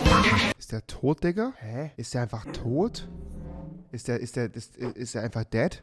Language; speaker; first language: German; native; German